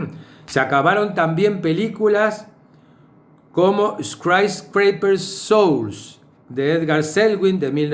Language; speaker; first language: Spanish; native; Spanish